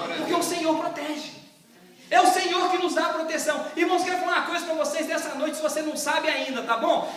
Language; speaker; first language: Portuguese; native; Portuguese